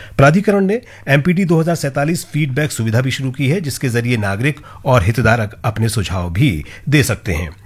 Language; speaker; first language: Hindi; native; Hindi